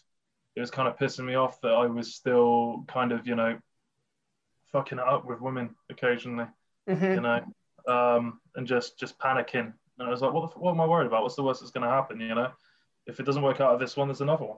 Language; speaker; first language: English; native; English